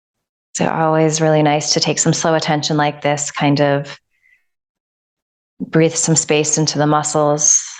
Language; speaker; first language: English; native; English